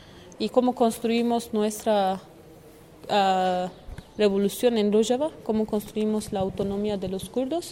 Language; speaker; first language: Spanish; non-native, learner; Kurdish